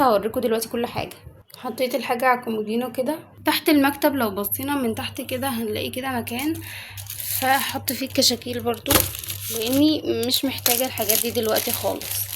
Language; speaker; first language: Arabic; native; Arabic